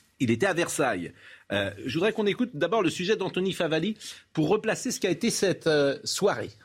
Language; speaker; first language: French; native; French